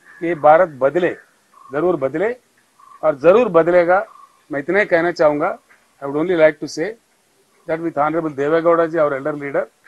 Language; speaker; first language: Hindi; non-native, local second language; Telugu